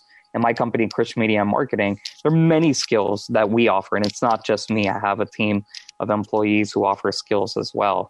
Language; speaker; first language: English; native; English